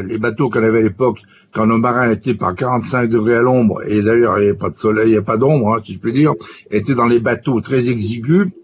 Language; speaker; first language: French; native; French